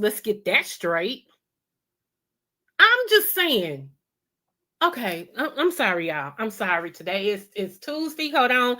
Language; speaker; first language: English; native; English